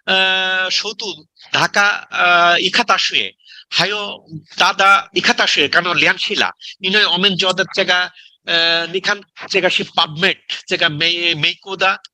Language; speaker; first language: Chinese; non-native, learner; Bangla